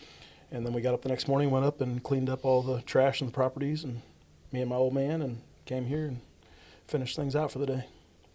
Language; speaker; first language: English; native; English